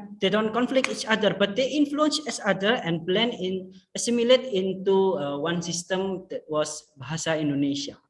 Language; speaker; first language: English; non-native, fluent; Indonesian